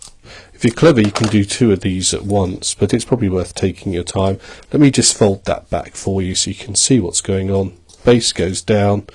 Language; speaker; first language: English; native; English